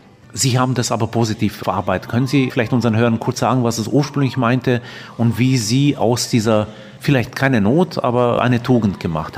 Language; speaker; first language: German; native; German